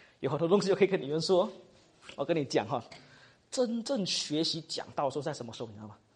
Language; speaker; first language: Chinese; native; Chinese